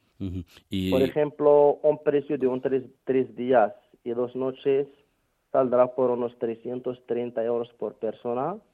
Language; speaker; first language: Spanish; non-native, fluent; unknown